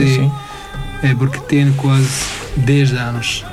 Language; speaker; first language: Portuguese; non-native, fluent; Arabic